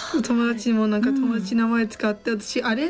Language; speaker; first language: Japanese; non-native, learner; English